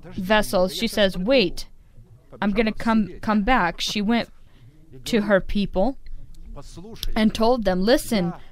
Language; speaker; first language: English; non-native, fluent; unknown